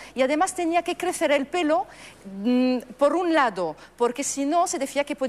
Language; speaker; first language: Spanish; non-native, fluent; French